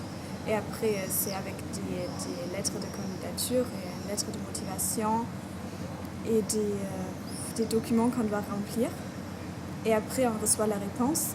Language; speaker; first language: French; non-native, fluent; German